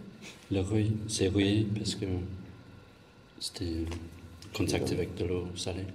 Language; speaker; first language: French; non-native, fluent; English